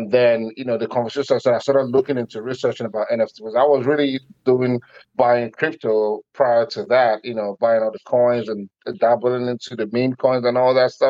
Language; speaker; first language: English; non-native, local second language; Igbo